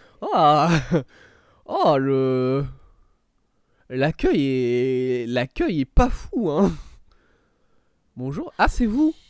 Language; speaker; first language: French; native; French